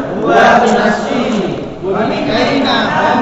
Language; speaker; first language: Arabic; non-native, learner; Indonesian